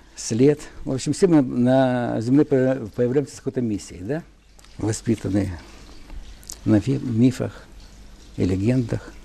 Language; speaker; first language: Russian; non-native, local second language; Ukrainian